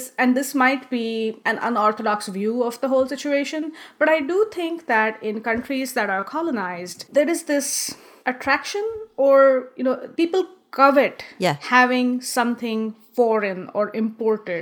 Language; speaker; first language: English; non-native, local second language; Marathi